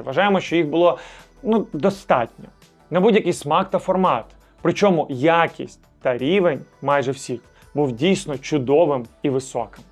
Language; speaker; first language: Ukrainian; native; Ukrainian